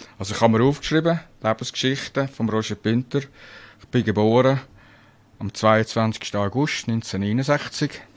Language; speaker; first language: German; native; German